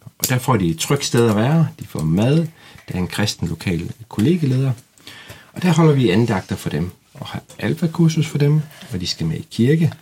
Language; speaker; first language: Danish; native; Danish